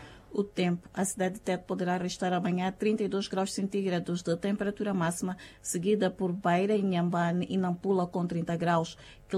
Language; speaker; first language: Portuguese; native; Portuguese